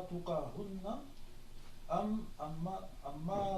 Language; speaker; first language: Arabic; non-native, learner; French